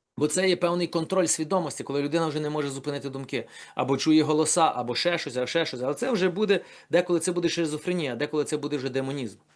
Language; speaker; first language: Ukrainian; native; Ukrainian